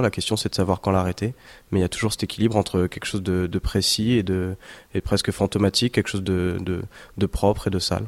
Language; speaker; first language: French; native; French